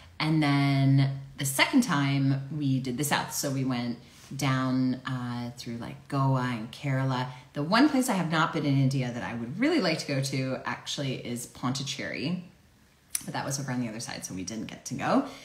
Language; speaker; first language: English; native; English